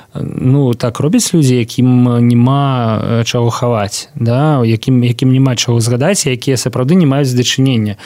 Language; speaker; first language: Belarusian; native; Belarusian